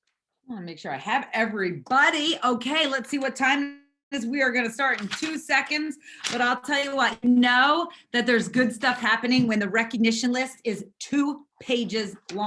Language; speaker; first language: English; native; English